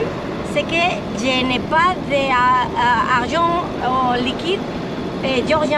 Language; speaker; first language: French; non-native, fluent; Spanish